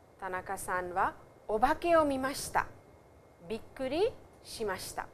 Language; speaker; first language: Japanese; non-native, fluent; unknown